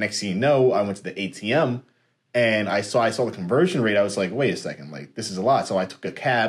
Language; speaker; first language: English; native; English